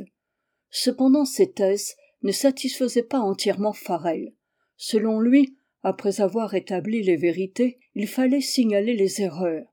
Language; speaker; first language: French; native; French